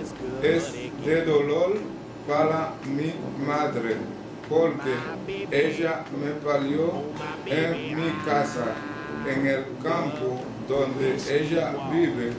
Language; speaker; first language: Spanish; non-native, local second language; Haitian Creole